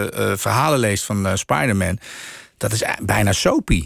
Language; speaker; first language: Dutch; native; Dutch